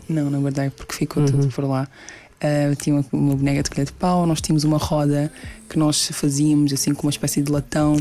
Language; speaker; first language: Portuguese; early bilingual, other home language; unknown